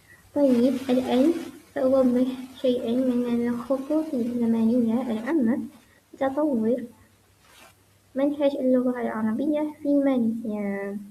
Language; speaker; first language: Arabic; non-native, learner; Malay